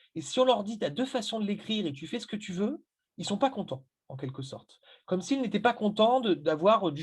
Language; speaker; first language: French; native; French